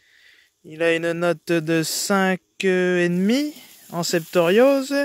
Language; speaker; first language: French; native; French